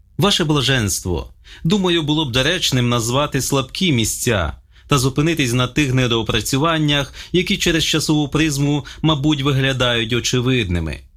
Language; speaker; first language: Ukrainian; native; Ukrainian